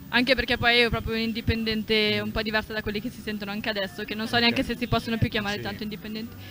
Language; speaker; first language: Italian; native; Italian